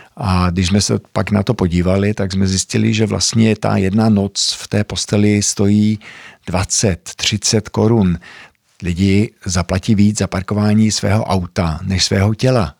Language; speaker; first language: Czech; early bilingual, heritage; Czech